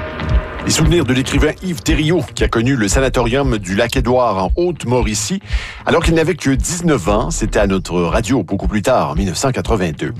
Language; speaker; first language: French; native; French